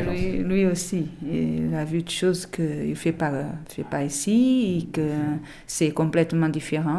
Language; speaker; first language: French; non-native, learner; Portuguese